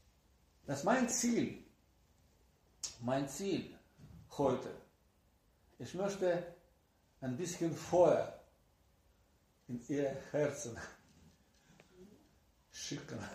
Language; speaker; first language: German; non-native, learner; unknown